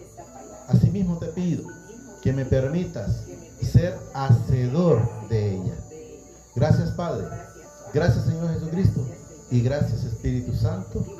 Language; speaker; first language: Spanish; native; Spanish